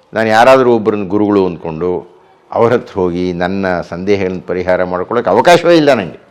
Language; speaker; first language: Kannada; native; Kannada